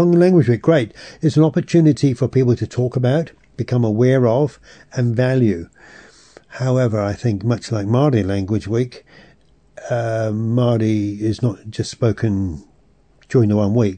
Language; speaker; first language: English; native; English